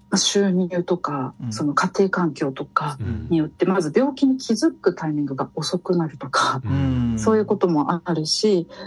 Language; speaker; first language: Japanese; native; Japanese